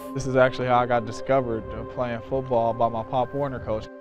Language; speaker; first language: English; native; English